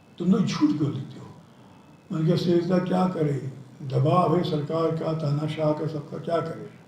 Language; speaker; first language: Hindi; non-native, local second language; Telugu